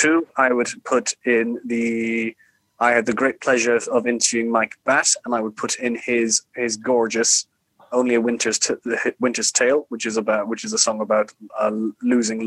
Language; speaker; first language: English; native; English